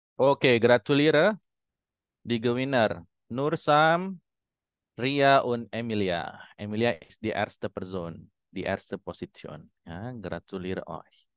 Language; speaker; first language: German; non-native, fluent; Indonesian